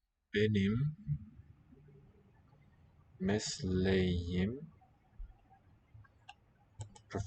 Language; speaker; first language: Turkish; non-native, learner; English